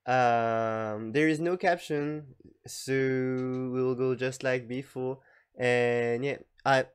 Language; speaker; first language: English; non-native, fluent; French